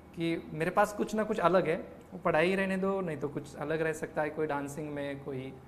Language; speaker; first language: Hindi; non-native, local second language; Marathi